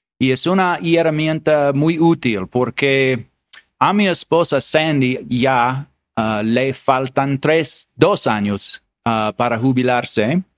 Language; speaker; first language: Spanish; non-native, learner; English